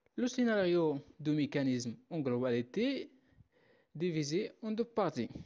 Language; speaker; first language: French; non-native, local second language; Arabic